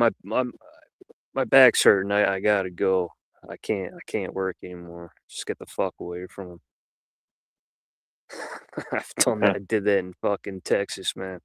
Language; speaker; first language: English; native; English